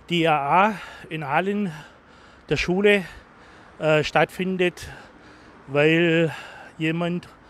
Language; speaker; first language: German; native; German